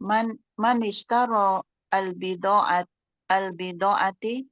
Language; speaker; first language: Arabic; non-native, learner; Indonesian